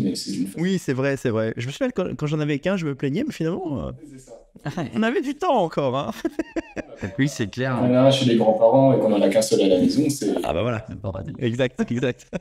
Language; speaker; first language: French; native; French